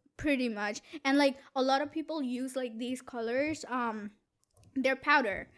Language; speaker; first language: English; non-native, local second language; Gujarati